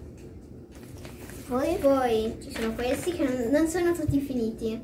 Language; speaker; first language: Italian; early bilingual, other home language; Portuguese